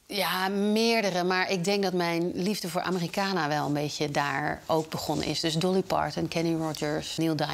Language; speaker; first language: Dutch; native; Dutch